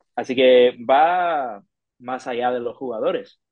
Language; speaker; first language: Spanish; non-native, fluent; English